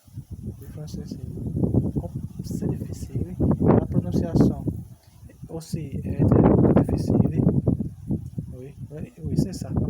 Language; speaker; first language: French; non-native, learner; Portuguese